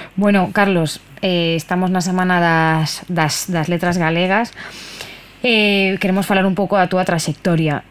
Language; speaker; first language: Galician; non-native, local second language; Spanish